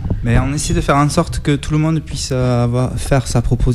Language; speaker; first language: French; native; French